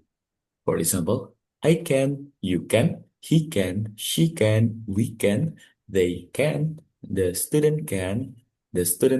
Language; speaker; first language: English; non-native, fluent; Indonesian